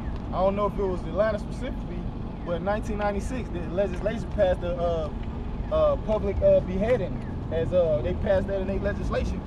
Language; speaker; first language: English; native; English